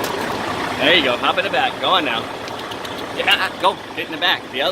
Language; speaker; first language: English; native; English